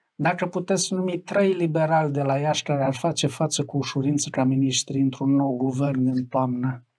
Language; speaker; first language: Romanian; native; Romanian